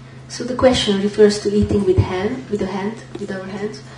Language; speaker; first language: English; non-native, fluent; Hungarian